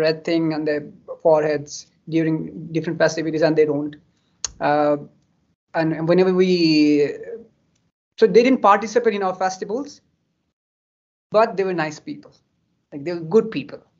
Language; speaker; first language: English; non-native, local second language; Nepali